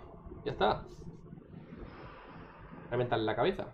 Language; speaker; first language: Spanish; native; Spanish